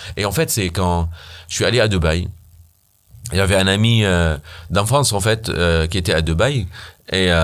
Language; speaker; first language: French; non-native, fluent; Arabic